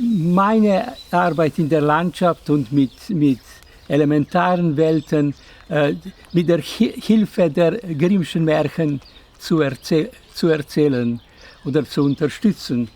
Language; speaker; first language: German; non-native, fluent; Slovenian